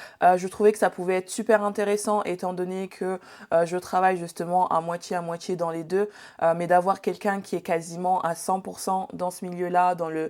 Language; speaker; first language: French; native; French